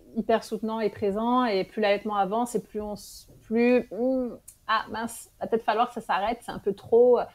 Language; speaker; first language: French; native; French